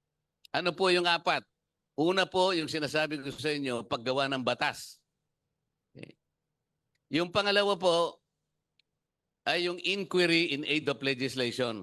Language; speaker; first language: Filipino; native; Filipino